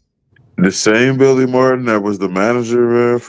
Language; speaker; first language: English; native; English